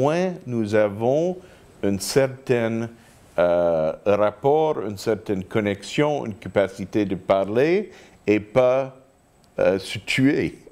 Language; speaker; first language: French; non-native, fluent; English